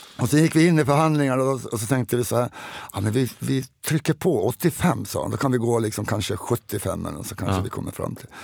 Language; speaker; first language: Swedish; native; Swedish